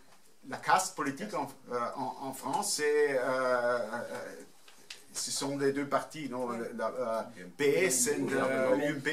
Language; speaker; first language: French; non-native, fluent; German